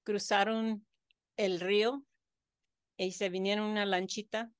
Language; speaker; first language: Spanish; early bilingual, heritage; Spanish